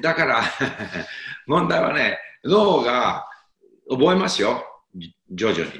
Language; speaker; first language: Japanese; non-native, fluent; English